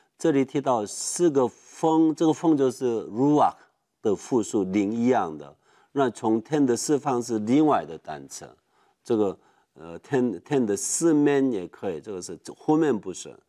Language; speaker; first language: Chinese; non-native, fluent; Korean